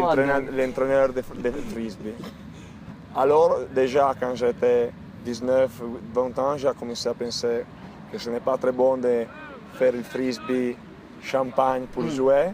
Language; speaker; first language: French; non-native, learner; Italian